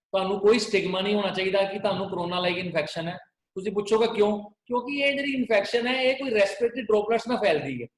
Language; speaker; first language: Hindi; non-native, local second language; Punjabi